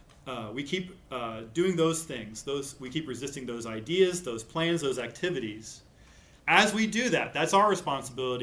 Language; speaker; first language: English; native; English